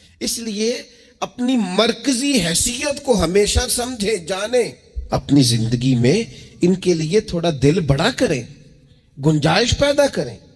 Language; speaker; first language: Urdu; non-native, local second language; Punjabi